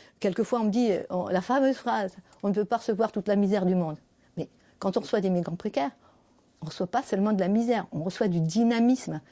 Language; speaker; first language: French; native; French